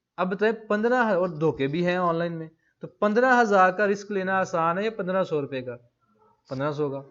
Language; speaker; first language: Urdu; non-native, local second language; Punjabi